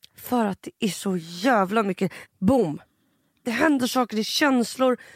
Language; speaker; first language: Swedish; native; Swedish